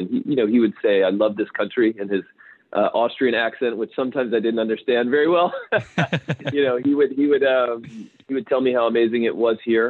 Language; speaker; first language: English; native; English